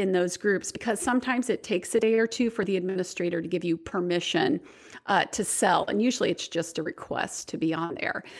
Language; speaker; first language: English; native; English